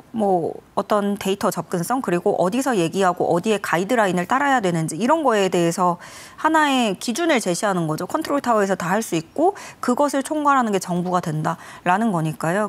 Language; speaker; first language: Korean; native; Korean